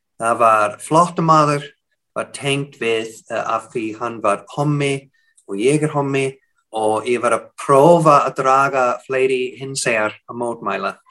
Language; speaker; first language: Icelandic; non-native, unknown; English